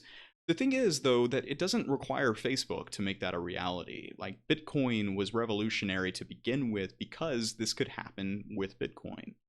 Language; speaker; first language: English; native; English